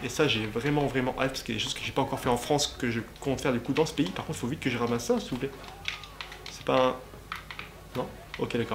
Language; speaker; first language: French; native; French